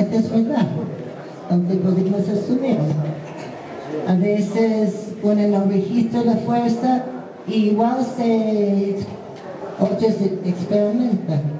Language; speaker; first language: Spanish; non-native, fluent; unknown